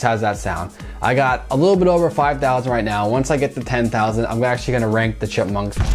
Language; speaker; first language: English; native; English